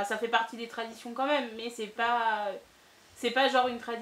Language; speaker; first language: French; native; French